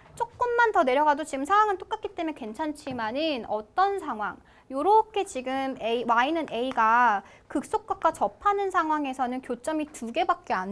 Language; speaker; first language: Korean; native; Korean